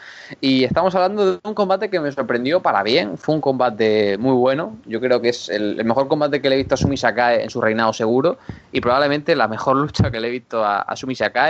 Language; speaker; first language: Spanish; native; Spanish